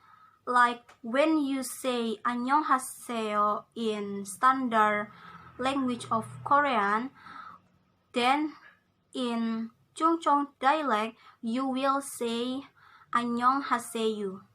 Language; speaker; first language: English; non-native, learner; Indonesian